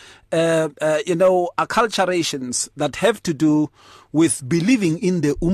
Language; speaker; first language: English; non-native, local second language; Northern Sotho